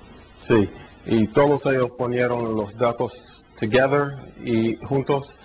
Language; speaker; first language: Spanish; early bilingual, heritage; Spanish